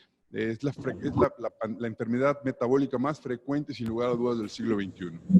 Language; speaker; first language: Spanish; native; Spanish